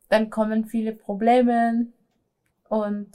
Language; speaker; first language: German; non-native, fluent; Spanish